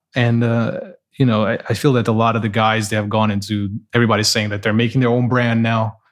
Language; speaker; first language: English; non-native, fluent; Portuguese